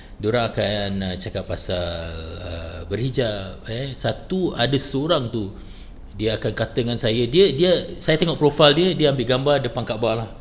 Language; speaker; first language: Malay; native; Malay